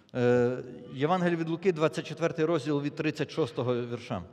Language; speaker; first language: Polish; non-native, learner; Ukrainian